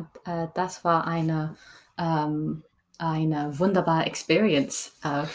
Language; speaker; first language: German; non-native, learner; English